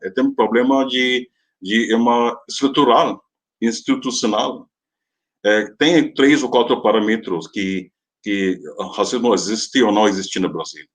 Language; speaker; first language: Portuguese; non-native, fluent; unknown